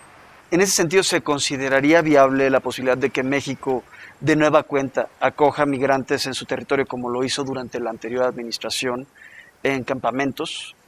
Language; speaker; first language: Spanish; native; Spanish